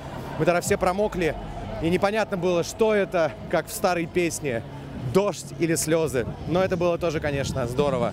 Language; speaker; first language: Russian; native; Russian